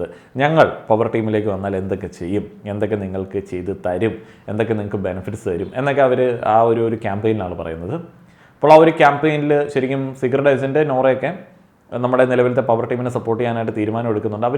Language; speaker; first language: Malayalam; native; Malayalam